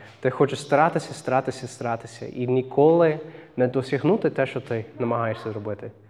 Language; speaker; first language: Ukrainian; non-native, fluent; English